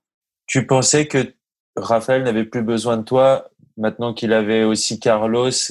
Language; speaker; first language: French; native; French